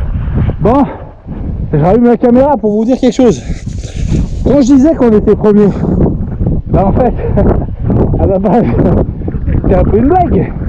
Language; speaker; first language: French; native; French